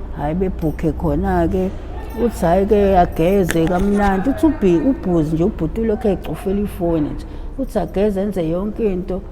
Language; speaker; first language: Zulu; native; Zulu